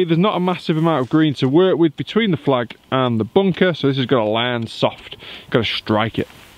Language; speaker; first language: English; native; English